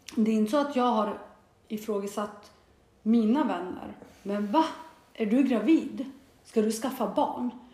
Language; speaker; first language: Swedish; early bilingual, other home language; Bosnian